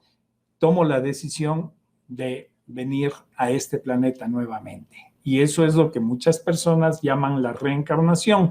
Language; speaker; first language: Spanish; native; Spanish